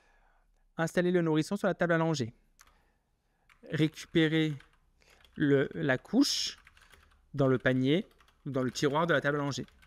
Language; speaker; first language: French; native; French